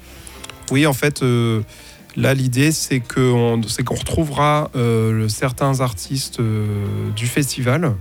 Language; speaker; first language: French; native; French